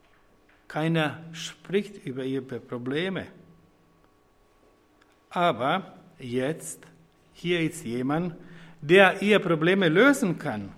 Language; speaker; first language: German; non-native, fluent; Croatian